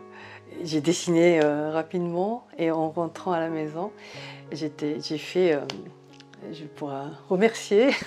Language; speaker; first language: French; non-native, fluent; Japanese